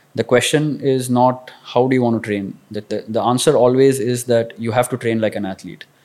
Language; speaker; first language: English; non-native, local second language; Marathi